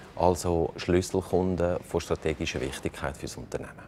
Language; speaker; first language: German; native; German